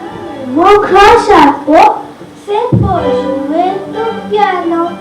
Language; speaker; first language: French; non-native, learner; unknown